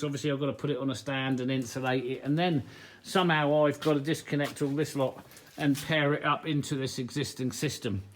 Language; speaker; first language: English; native; English